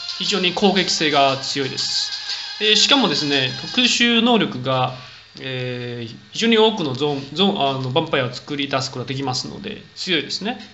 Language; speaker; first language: Japanese; non-native, fluent; Chinese